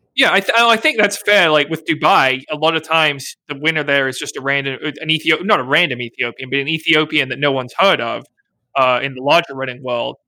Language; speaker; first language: English; native; English